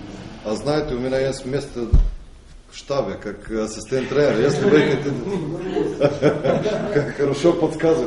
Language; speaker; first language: Russian; non-native, fluent; Bulgarian